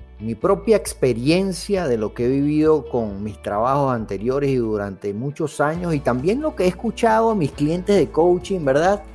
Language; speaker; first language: Spanish; native; Spanish